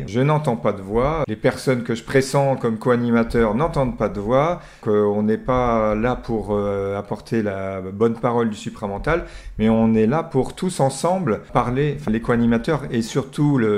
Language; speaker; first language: French; native; French